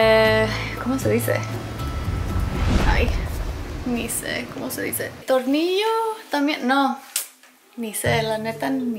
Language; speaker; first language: Spanish; early bilingual, heritage; English